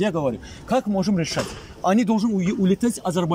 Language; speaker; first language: Russian; non-native, learner; Azerbaijani